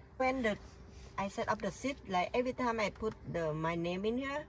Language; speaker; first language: English; non-native, learner; Vietnamese